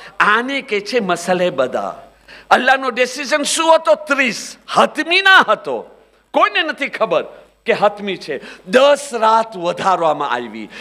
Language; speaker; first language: Gujarati; early bilingual, heritage; Gujarati